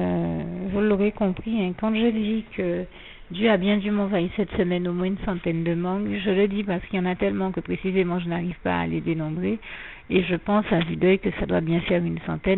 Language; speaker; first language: French; native; French